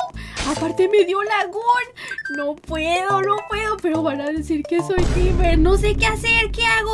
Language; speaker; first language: Spanish; native; Spanish